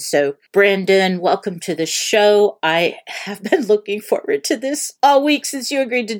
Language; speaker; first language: English; native; English